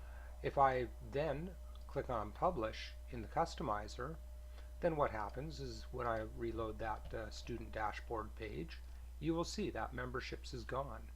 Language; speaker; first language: English; native; English